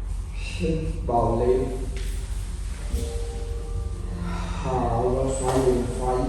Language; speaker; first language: Vietnamese; non-native, fluent; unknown